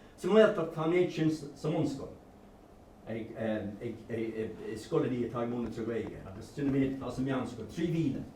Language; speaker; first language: Irish; non-native, local second language; English